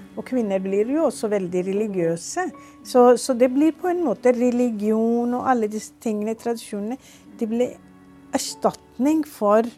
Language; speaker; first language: Norwegian; non-native, fluent; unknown